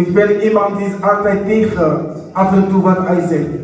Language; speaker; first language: Dutch; non-native, learner; Lingala